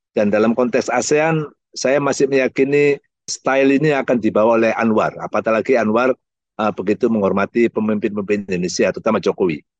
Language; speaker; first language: Indonesian; native; Indonesian